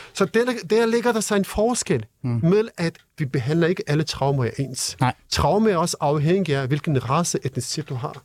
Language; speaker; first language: Danish; non-native, fluent; Kurdish